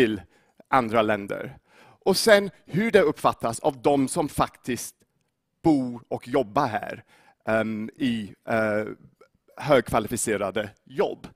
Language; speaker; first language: Swedish; non-native, fluent; English